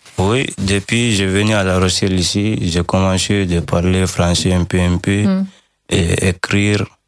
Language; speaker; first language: French; non-native, learner; Fula